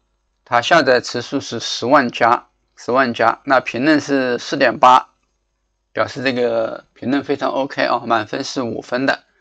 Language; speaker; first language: Chinese; native; Chinese